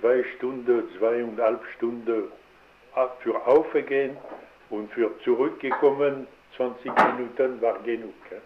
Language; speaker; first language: German; non-native, learner; French